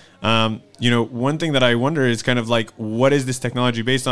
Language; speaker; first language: English; native; English